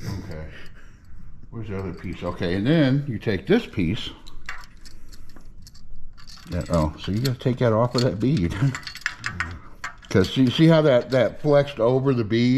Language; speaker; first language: English; native; English